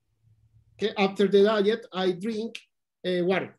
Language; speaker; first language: English; non-native, learner; Spanish